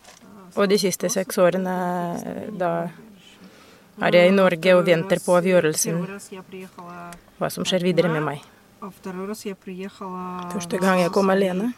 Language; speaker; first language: Norwegian; non-native, fluent; Russian